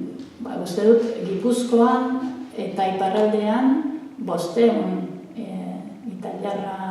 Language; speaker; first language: Basque; non-native, fluent; Italian